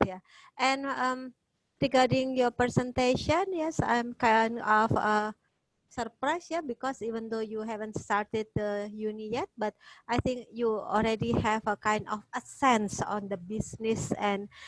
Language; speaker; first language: English; non-native, fluent; Indonesian